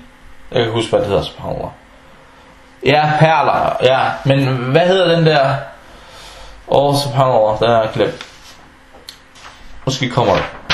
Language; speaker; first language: Danish; non-native, local second language; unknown